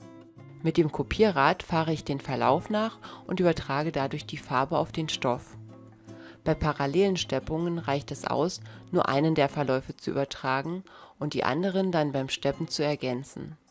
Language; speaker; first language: German; native; German